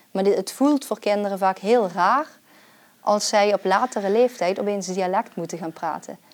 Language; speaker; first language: Dutch; native; Dutch